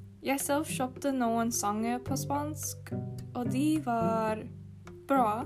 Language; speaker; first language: Norwegian; non-native, learner; English